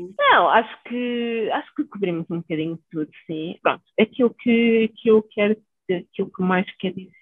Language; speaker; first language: Portuguese; early bilingual, other home language; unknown